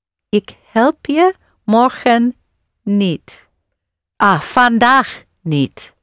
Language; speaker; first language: Dutch; non-native, learner; English